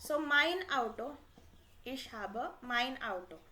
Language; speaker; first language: German; non-native, fluent; Hindi